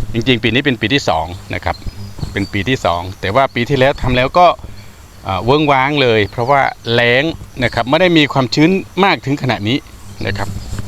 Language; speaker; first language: Thai; non-native, local second language; Khmer